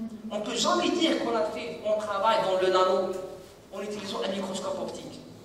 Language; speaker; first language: French; non-native, local second language; Arabic